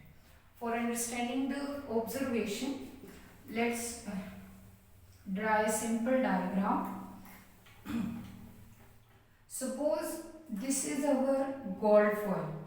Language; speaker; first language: English; non-native, local second language; Hindi